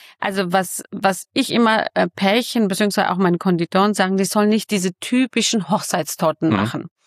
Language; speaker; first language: German; early bilingual, other home language; Kurdish